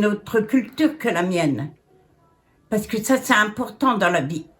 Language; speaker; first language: French; native; French